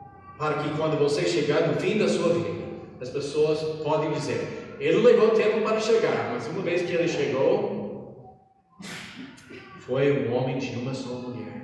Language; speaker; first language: Portuguese; non-native, fluent; English